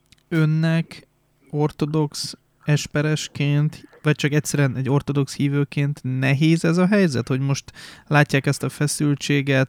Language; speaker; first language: Hungarian; native; Hungarian